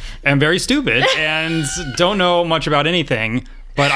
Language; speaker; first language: English; native; English